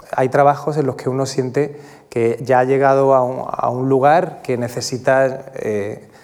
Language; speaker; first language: Spanish; native; Spanish